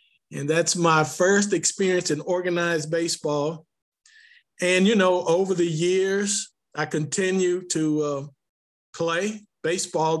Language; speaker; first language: English; native; English